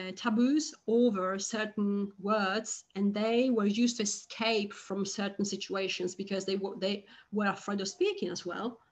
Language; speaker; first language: English; non-native, fluent; Italian